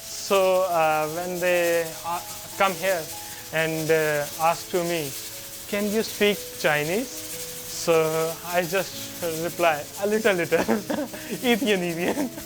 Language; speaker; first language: English; non-native, learner; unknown